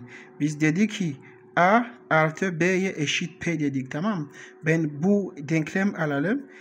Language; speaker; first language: Turkish; non-native, learner; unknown